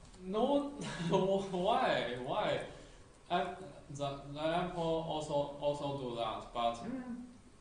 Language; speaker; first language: English; non-native, learner; Chinese